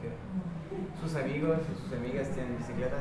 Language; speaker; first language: Spanish; non-native, learner; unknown